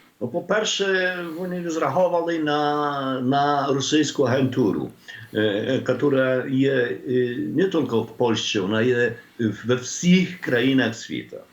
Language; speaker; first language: Ukrainian; non-native, learner; Polish